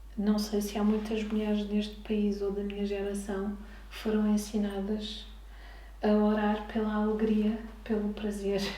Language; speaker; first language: Portuguese; native; Portuguese